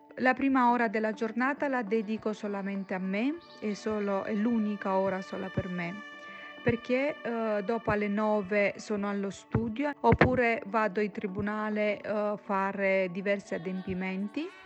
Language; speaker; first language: Italian; non-native, fluent; Romanian